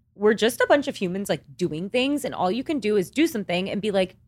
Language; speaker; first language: English; native; English